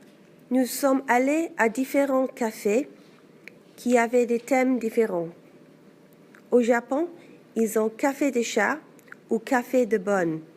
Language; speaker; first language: French; non-native, learner; English